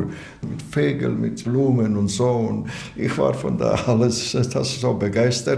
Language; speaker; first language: German; non-native, learner; Latvian